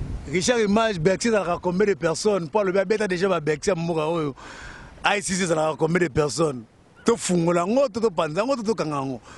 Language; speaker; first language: French; non-native, local second language; Lingala